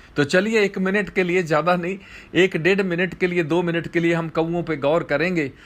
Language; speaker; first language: Hindi; non-native, local second language; Punjabi